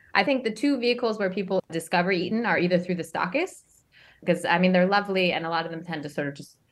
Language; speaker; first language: English; native; English